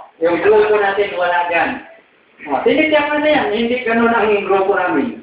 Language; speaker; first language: Filipino; native; Filipino